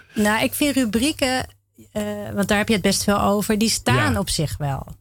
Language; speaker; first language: Dutch; native; Dutch